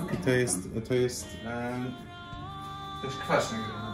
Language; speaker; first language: Polish; non-native, fluent; Persian